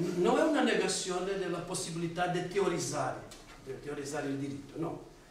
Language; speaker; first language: Italian; non-native, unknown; Portuguese